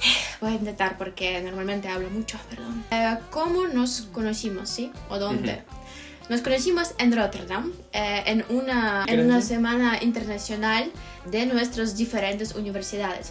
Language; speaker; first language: Spanish; non-native, fluent; Ukrainian